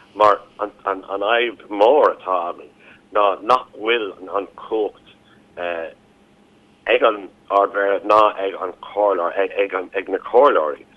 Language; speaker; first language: Irish; non-native, local second language; English